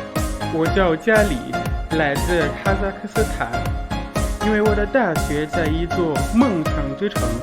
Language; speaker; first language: Chinese; non-native, learner; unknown